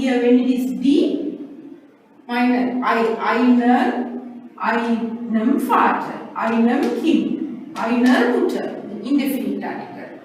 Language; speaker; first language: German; non-native, fluent; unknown